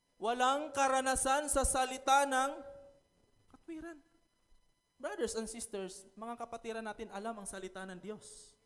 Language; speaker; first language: Filipino; non-native, local second language; Cebuano